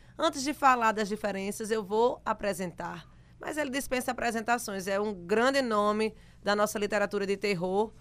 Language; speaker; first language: Portuguese; native; Portuguese